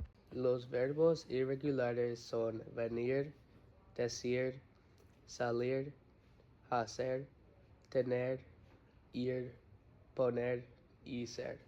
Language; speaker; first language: Spanish; non-native, learner; English